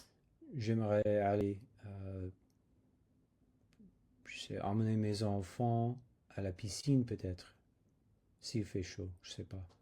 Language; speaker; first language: French; non-native, learner; English